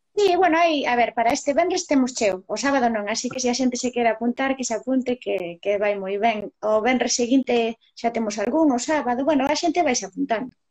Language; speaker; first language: Galician; native; Galician